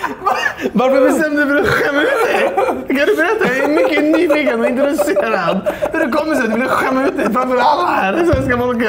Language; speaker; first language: Swedish; native; Swedish